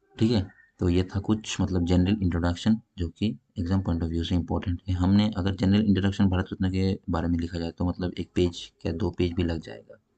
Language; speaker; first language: Hindi; non-native, local second language; Bangla